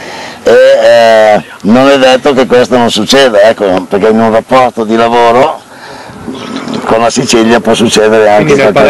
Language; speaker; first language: Italian; native; Italian